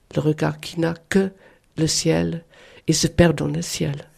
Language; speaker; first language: French; non-native, fluent; German